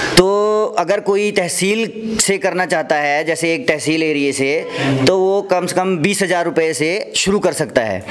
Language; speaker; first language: Hindi; native; Hindi